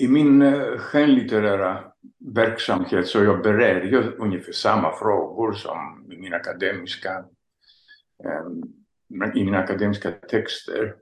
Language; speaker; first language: Swedish; non-native, fluent; Greek